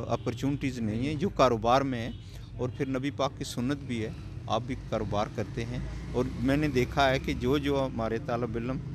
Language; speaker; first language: Urdu; non-native, local second language; Pahari-Potwari